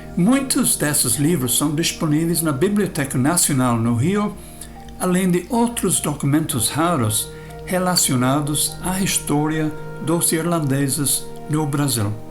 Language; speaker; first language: Portuguese; non-native, fluent; English